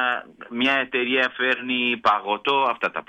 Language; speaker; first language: Greek; non-native, learner; Kurdish